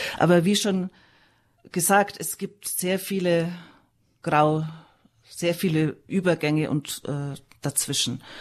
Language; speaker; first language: German; native; German